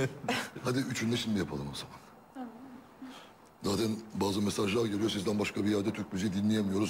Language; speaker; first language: Turkish; native; Turkish